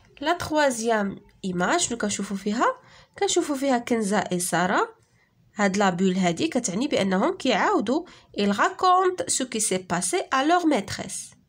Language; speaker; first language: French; non-native, local second language; Arabic